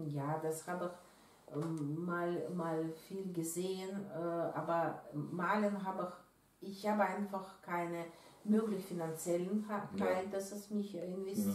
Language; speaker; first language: German; non-native, learner; Russian